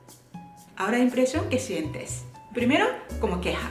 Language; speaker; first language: Spanish; non-native, fluent; Japanese